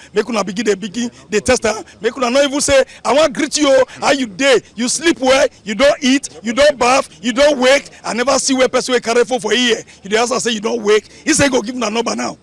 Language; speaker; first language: Nigerian Pidgin; native; Nigerian Pidgin